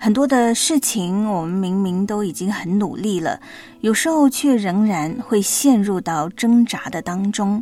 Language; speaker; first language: Chinese; native; Chinese